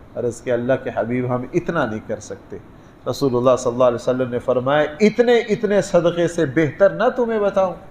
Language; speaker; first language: Urdu; non-native, local second language; Punjabi